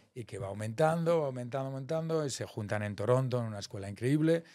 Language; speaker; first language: Spanish; native; Spanish